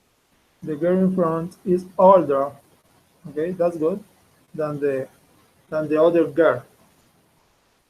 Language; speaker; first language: English; non-native, fluent; Spanish